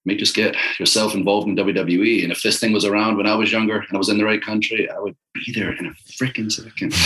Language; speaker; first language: English; native; English